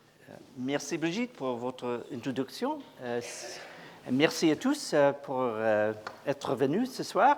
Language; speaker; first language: French; non-native, learner; English